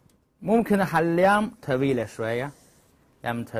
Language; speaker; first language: Arabic; non-native, learner; Chinese